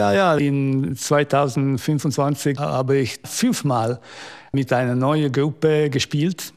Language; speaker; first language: German; non-native, local second language; Italian